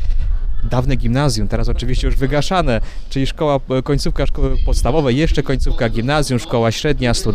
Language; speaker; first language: Polish; native; Polish